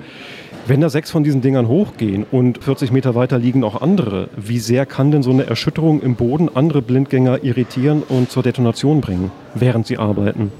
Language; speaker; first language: German; native; German